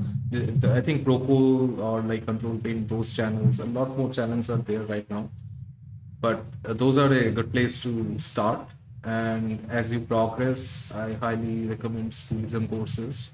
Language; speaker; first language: English; non-native, local second language; Bangla